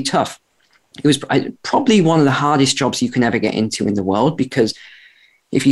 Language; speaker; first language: English; native; English